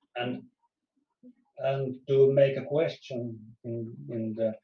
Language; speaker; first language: English; non-native, fluent; Swedish